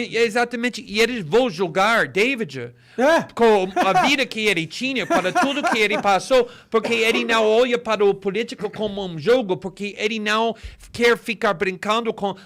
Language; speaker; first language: Portuguese; non-native, fluent; English